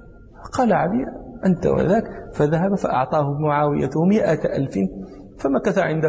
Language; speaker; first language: Arabic; native; Arabic